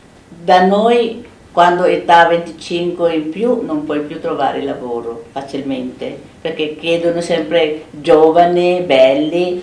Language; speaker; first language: Italian; non-native, fluent; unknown